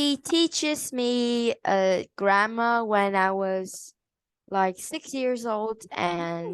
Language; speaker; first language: English; non-native, learner; Vietnamese